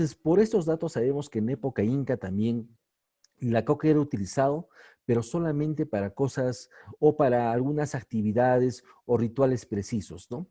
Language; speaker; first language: Spanish; native; Spanish